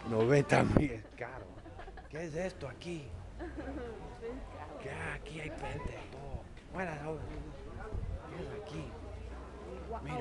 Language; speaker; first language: Spanish; non-native, fluent; English